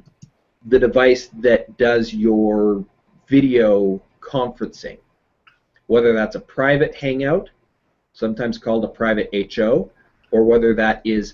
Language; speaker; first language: English; native; English